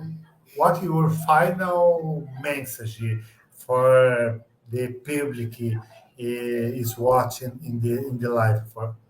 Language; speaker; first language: English; non-native, learner; Portuguese